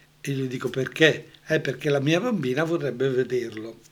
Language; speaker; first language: Italian; native; Italian